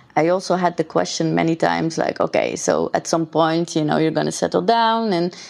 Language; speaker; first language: English; non-native, fluent; Dutch